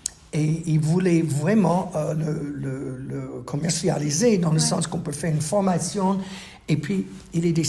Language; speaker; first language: French; non-native, fluent; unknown